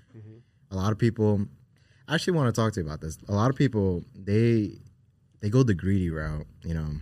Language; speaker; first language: English; native; English